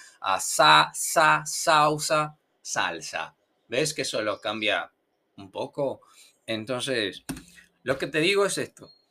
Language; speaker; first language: Spanish; non-native, fluent; Portuguese